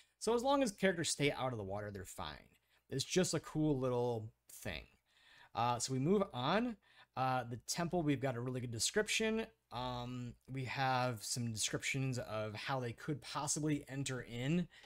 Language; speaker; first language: English; native; English